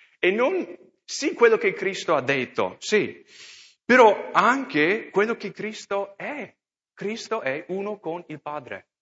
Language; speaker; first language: Italian; non-native, fluent; English